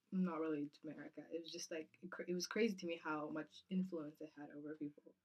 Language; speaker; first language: English; non-native, fluent; Kazakh